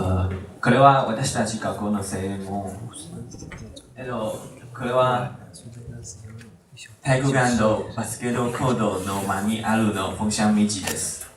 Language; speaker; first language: Japanese; non-native, learner; Chinese